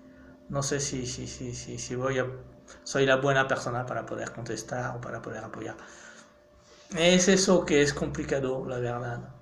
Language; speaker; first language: Spanish; non-native, fluent; French